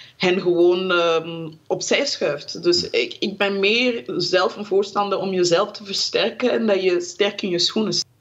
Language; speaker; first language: Dutch; early bilingual, other home language; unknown